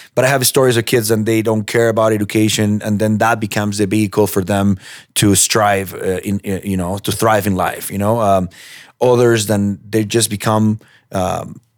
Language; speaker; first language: English; non-native, fluent; Spanish